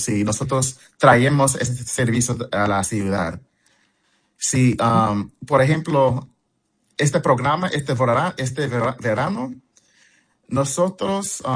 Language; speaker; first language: Spanish; early bilingual, heritage; Spanish